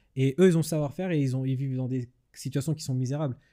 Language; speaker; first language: French; native; French